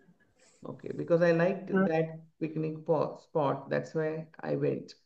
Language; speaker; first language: English; non-native, local second language; Marathi